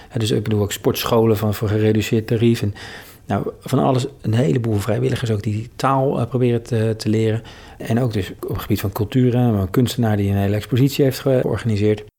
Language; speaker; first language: Dutch; native; Dutch